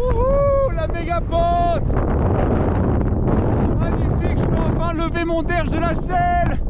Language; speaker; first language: French; native; French